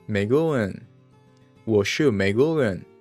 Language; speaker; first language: Chinese; non-native, learner; English